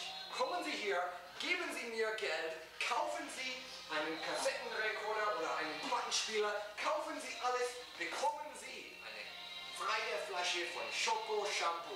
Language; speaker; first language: German; non-native, learner; English